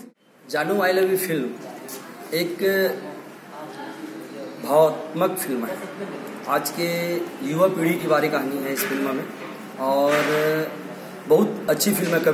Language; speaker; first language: Hindi; non-native, local second language; Chhattisgarhi